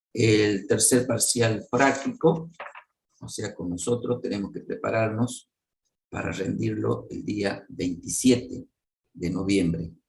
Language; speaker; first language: Spanish; native; Spanish